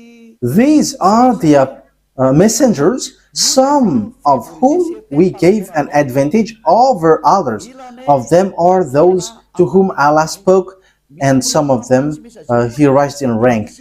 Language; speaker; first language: English; non-native, fluent; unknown